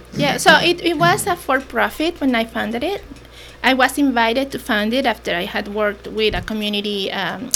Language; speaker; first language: English; non-native, fluent; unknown